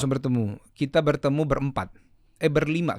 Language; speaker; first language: Indonesian; native; Indonesian